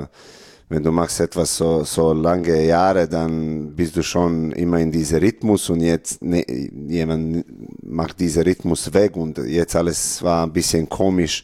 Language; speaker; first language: German; non-native, learner; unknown